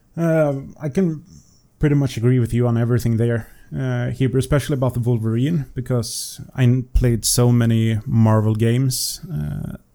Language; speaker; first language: English; non-native, fluent; Swedish